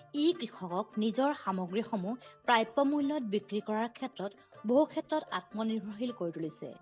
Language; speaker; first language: Assamese; native; Assamese